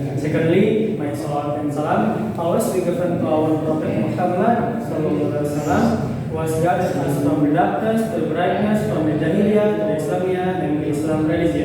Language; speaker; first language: English; non-native, learner; Indonesian